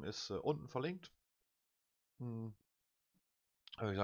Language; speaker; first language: German; native; German